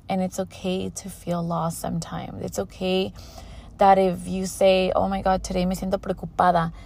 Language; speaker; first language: English; early bilingual, other home language; Spanish